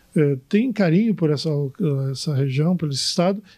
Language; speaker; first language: Portuguese; native; Portuguese